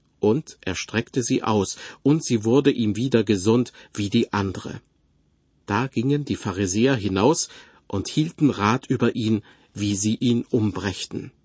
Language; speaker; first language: German; native; German